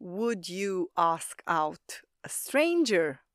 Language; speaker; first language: English; non-native, fluent; Romanian